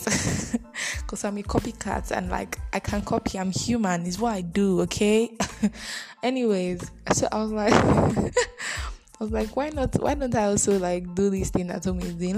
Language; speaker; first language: English; non-native, local second language; Bini